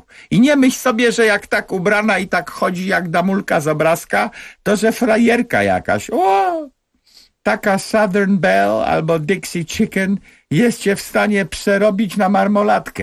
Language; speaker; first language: Polish; native; Polish